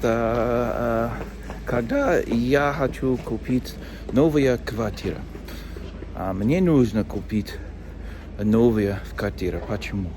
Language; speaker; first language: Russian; non-native, learner; English